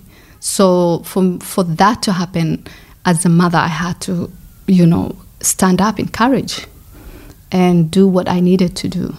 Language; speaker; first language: English; non-native, local second language; Somali